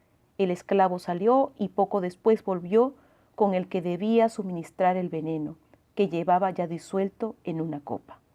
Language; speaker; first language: Spanish; native; Spanish